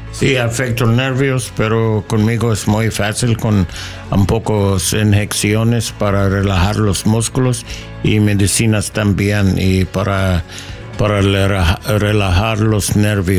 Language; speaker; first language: Spanish; non-native, learner; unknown